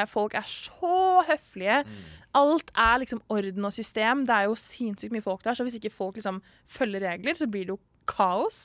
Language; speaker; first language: Norwegian; native; Norwegian